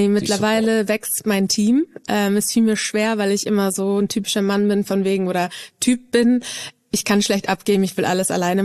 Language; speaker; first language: German; native; German